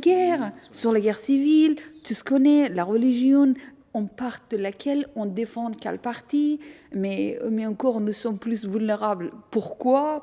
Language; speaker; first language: French; non-native, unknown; Persian